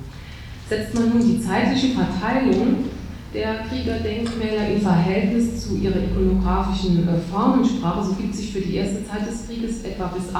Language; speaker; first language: German; native; German